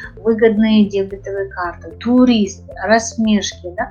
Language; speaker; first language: Russian; non-native, local second language; Kazakh